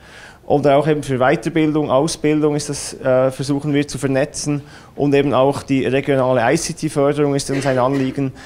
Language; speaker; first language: German; native; German